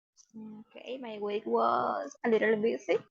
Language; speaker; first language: English; non-native, learner; Spanish